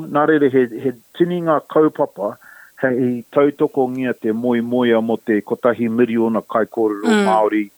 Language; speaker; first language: Māori; non-native, local second language; English